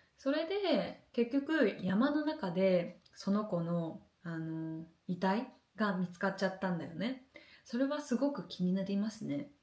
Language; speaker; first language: Japanese; native; Japanese